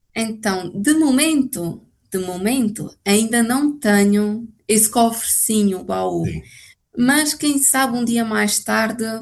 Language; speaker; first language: Portuguese; native; Portuguese